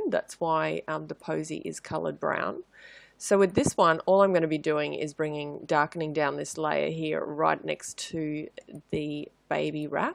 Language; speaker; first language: English; native; English